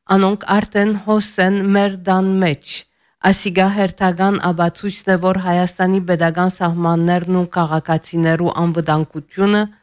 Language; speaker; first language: Armenian; early bilingual, heritage; Armenian